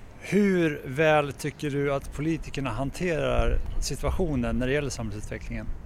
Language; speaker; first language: Swedish; native; Swedish